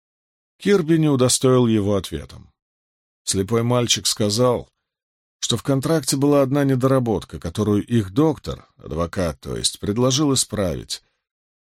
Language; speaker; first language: Russian; native; Russian